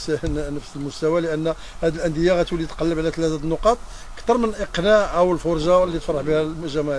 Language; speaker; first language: Arabic; native; Arabic